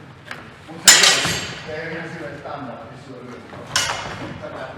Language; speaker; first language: Finnish; native; Finnish